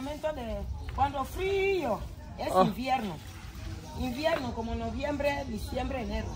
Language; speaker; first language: Spanish; non-native, local second language; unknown